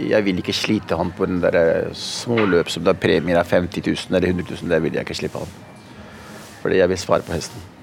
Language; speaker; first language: Norwegian; early bilingual, other home language; Punjabi